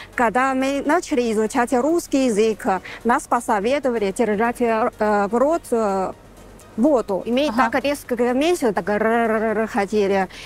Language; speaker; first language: Russian; non-native, fluent; Chinese